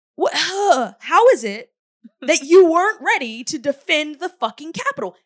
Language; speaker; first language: English; native; English